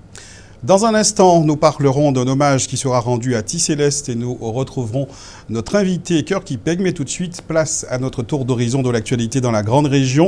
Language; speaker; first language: French; native; French